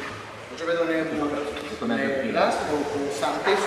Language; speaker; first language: French; non-native, learner; Spanish